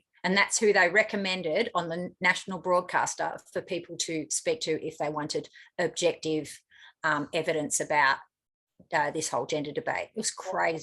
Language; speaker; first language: English; native; English